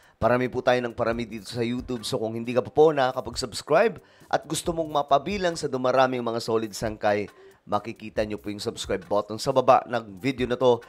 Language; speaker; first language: Filipino; native; Filipino